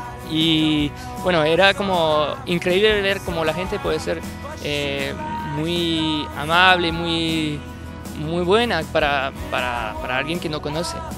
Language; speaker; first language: Spanish; non-native, fluent; French